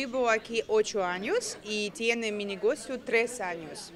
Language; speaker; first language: Spanish; non-native, learner; Russian